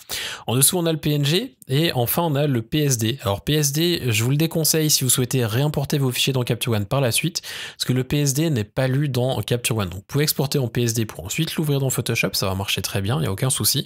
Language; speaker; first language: French; native; French